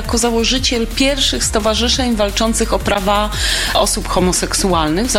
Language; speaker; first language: Polish; native; Polish